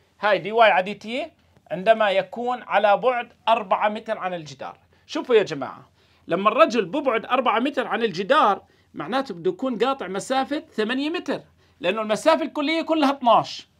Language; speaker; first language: Arabic; native; Arabic